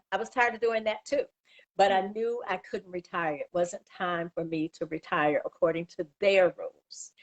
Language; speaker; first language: English; native; English